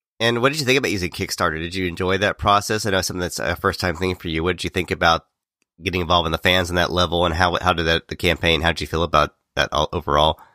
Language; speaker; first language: English; native; English